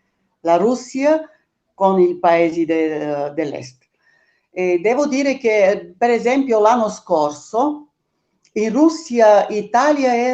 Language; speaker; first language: Italian; non-native, fluent; Bulgarian